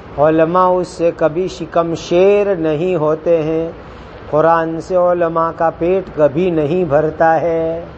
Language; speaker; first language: Urdu; non-native, local second language; Gujarati